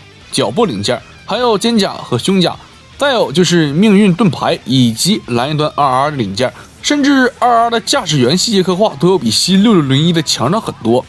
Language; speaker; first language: Chinese; native; Chinese